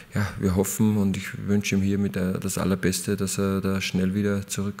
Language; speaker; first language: German; native; German